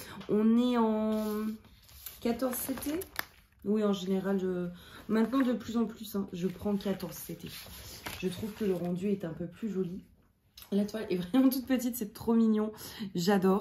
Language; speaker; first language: French; native; French